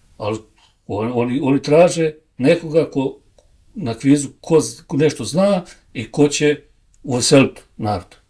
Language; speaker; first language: Bosnian; native; Bosnian